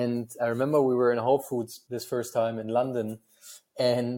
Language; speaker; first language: English; non-native, fluent; German